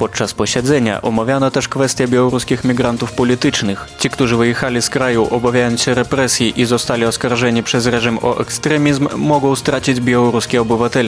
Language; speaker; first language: Polish; native; Polish